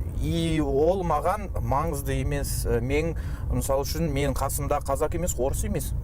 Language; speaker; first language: Kazakh; non-native, local second language; Russian